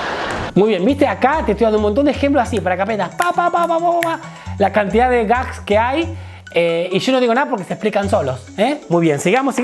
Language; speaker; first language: Spanish; native; Spanish